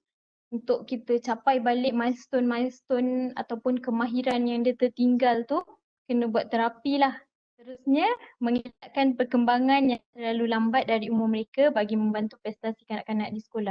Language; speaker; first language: Malay; native; Malay